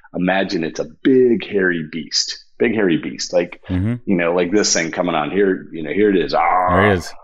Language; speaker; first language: English; native; English